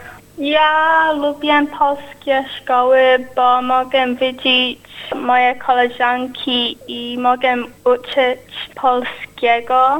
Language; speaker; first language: Polish; early bilingual, heritage; Polish